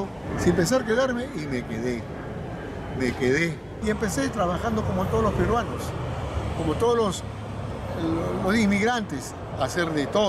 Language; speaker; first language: Spanish; native; Spanish